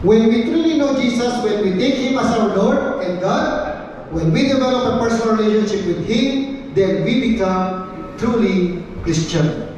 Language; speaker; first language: English; non-native, local second language; Filipino